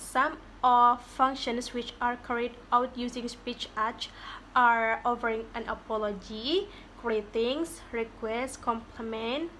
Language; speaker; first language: English; non-native, learner; Indonesian